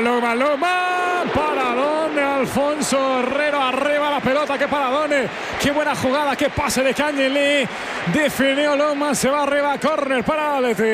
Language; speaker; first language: Spanish; native; Spanish